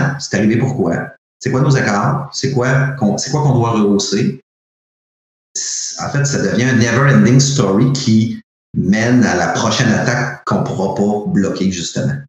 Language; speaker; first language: French; native; French